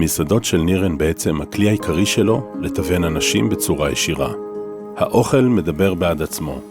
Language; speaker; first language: Hebrew; native; Hebrew